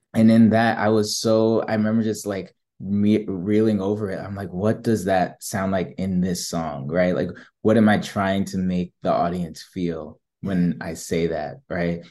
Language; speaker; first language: English; native; English